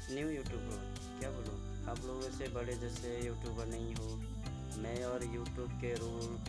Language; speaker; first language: Hindi; non-native, local second language; Nepali